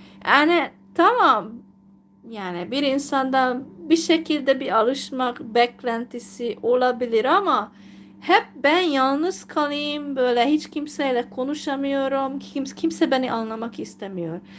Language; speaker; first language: Turkish; non-native, fluent; Hungarian